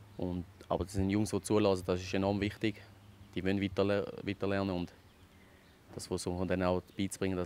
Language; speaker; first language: German; early bilingual, other home language; Albanian